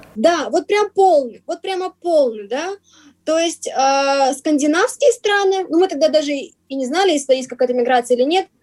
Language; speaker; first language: Russian; native; Russian